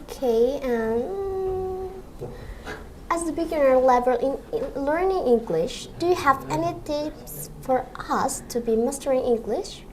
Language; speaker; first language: English; non-native, learner; Indonesian